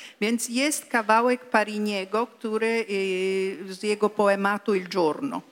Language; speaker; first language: Polish; non-native, fluent; Italian